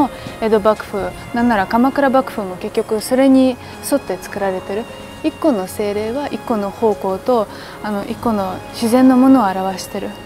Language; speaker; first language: Japanese; non-native, fluent; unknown